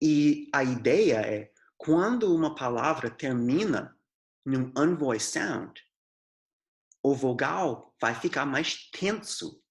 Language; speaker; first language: Portuguese; non-native, fluent; English